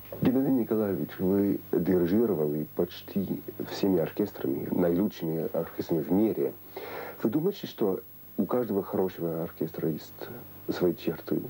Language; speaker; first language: Russian; non-native, fluent; French